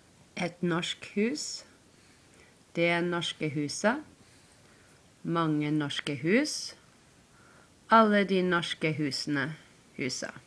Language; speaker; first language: Norwegian; non-native, learner; English